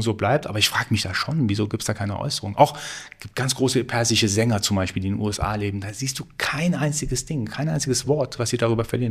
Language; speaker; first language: German; early bilingual, other home language; Persian